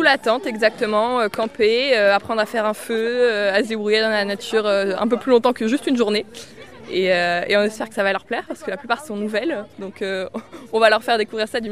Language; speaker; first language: French; native; French